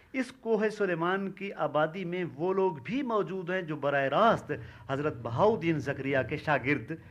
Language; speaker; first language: Urdu; non-native, local second language; Saraiki